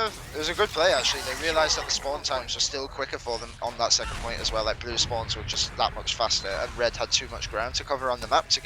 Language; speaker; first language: English; native; English